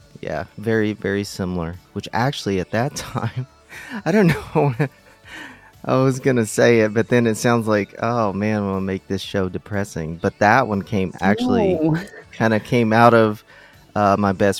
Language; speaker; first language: English; native; English